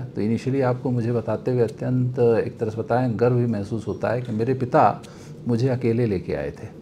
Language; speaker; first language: Hindi; native; Hindi